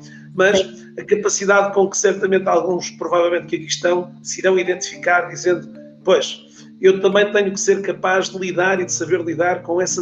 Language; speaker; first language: Portuguese; native; Portuguese